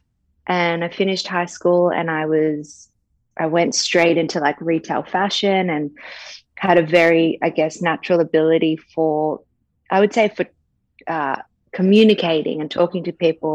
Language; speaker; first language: English; native; English